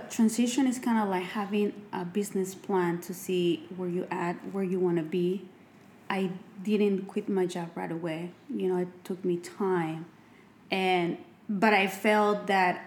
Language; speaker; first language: English; non-native, fluent; Spanish